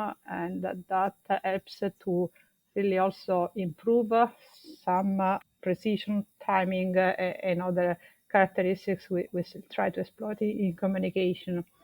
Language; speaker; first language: English; non-native, fluent; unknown